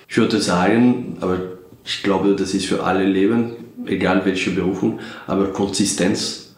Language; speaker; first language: German; non-native, fluent; French